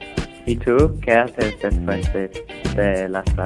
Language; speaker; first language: Spanish; non-native, learner; English